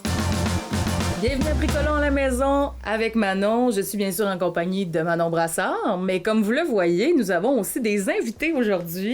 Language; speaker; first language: French; native; French